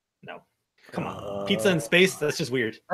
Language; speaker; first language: English; native; English